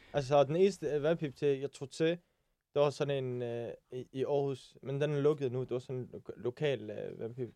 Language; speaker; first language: Danish; early bilingual, other home language; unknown